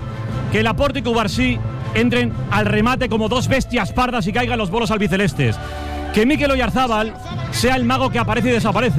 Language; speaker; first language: Spanish; native; Spanish